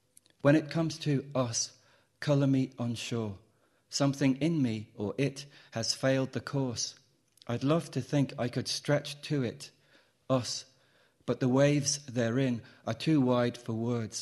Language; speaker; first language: English; native; English